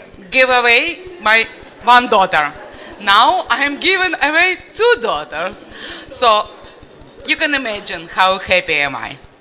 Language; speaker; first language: English; non-native, learner; Russian